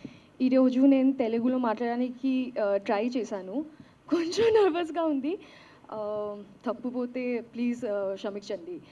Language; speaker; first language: Telugu; non-native, learner; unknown